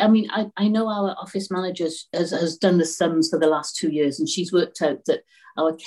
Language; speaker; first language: English; native; English